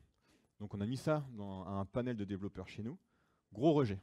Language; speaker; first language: French; native; French